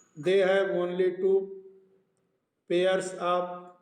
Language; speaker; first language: English; non-native, local second language; Hindi